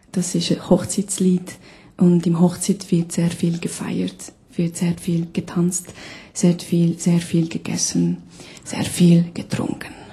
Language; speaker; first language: German; non-native, fluent; Albanian